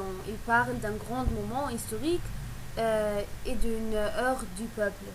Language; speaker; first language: French; non-native, learner; German